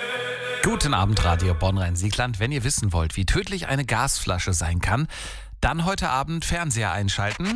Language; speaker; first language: German; native; German